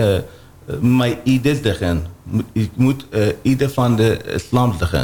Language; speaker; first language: Dutch; non-native, learner; Persian